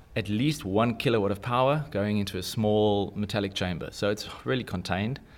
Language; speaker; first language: English; native; English